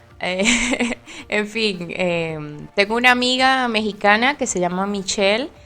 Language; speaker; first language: Spanish; native; Spanish